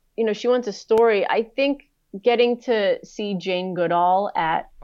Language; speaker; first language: English; native; English